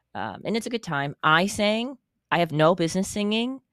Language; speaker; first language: English; native; English